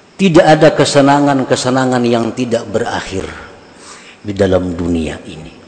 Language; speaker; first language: Indonesian; non-native, local second language; Banjar